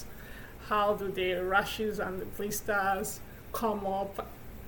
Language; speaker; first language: English; non-native, local second language; Igbo